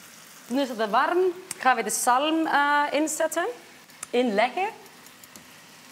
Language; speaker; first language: Dutch; non-native, fluent; Icelandic